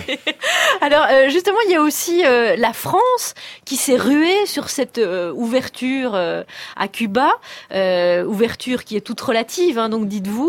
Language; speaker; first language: French; native; French